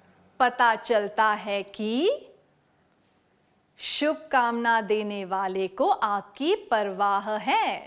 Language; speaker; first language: Hindi; native; Hindi